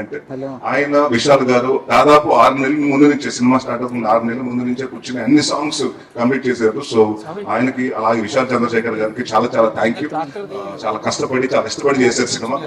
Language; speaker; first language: Telugu; native; Telugu